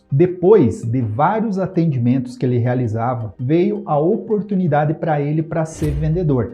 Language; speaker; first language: Portuguese; native; Portuguese